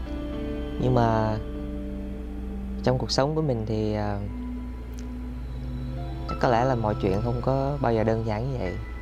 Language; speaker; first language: Vietnamese; early bilingual, heritage; Vietnamese